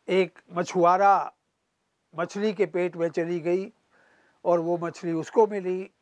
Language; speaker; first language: Hindi; native; Hindi